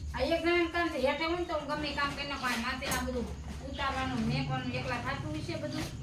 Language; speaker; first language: Gujarati; native; Gujarati